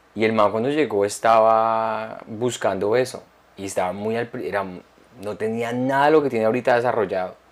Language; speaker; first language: Spanish; early bilingual, heritage; Spanish